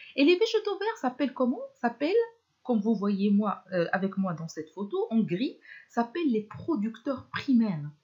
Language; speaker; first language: French; non-native, local second language; Arabic